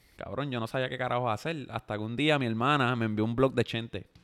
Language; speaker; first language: Spanish; native; Spanish